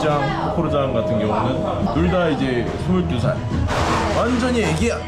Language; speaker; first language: Korean; native; Korean